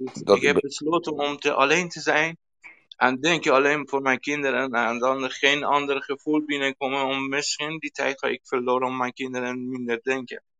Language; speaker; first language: Dutch; non-native, learner; Persian